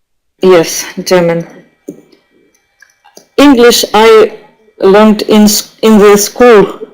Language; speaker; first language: English; non-native, learner; Russian